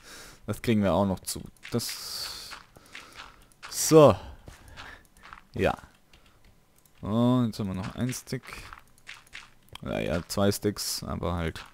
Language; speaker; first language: German; native; German